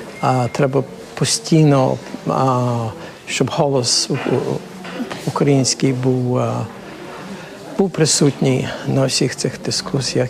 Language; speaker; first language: Ukrainian; early bilingual, heritage; Ukrainian